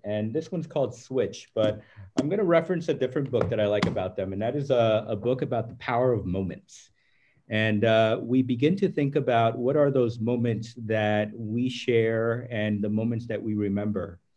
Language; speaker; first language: English; early bilingual, other home language; Spanish